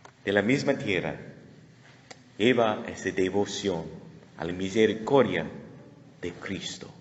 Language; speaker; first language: Spanish; non-native, learner; English